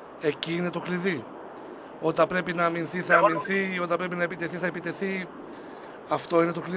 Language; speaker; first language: Greek; native; Greek